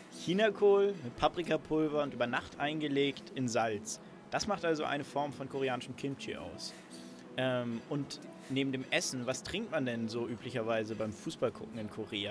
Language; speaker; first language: German; native; German